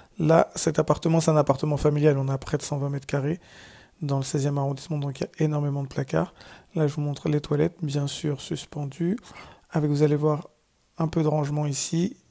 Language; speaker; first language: French; native; French